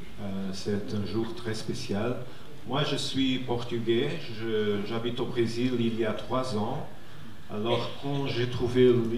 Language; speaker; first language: French; non-native, fluent; Portuguese